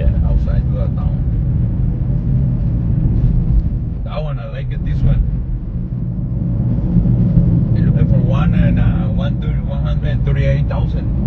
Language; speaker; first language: English; non-native, learner; Spanish